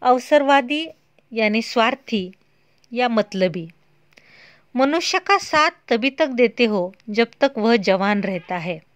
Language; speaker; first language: Hindi; non-native, local second language; Marathi